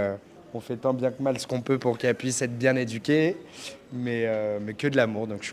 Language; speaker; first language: French; native; French